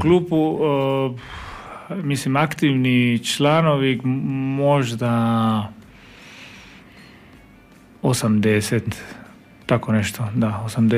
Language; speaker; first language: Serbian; non-native, learner; Spanish